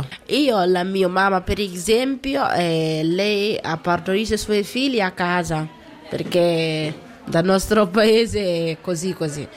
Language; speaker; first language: Italian; non-native, learner; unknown